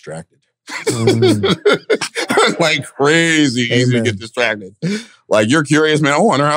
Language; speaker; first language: English; native; English